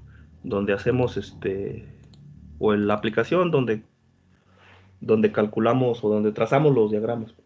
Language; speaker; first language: Spanish; native; Spanish